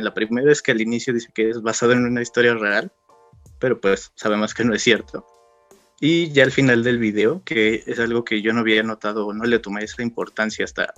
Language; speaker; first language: Spanish; native; Spanish